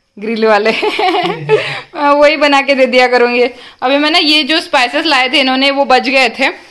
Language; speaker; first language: Hindi; native; Hindi